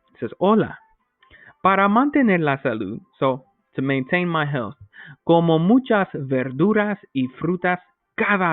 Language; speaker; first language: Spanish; non-native, fluent; English